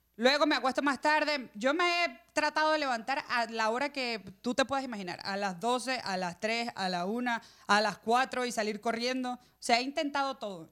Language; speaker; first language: Spanish; native; Spanish